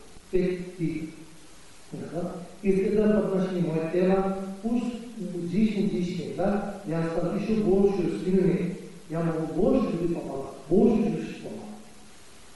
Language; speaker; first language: Russian; non-native, learner; Tibetan